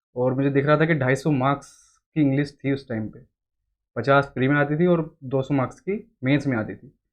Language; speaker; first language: Hindi; native; Hindi